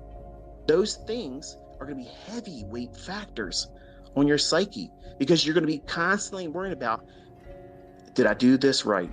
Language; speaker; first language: English; native; English